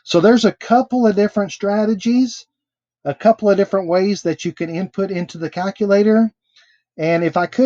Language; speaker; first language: English; native; English